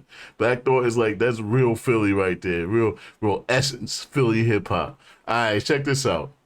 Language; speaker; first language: English; native; English